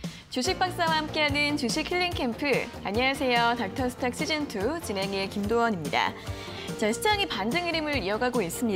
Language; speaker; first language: Korean; native; Korean